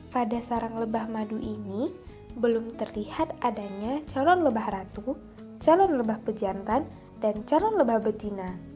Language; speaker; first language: Indonesian; native; Indonesian